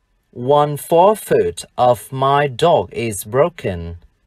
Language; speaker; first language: English; non-native, fluent; Vietnamese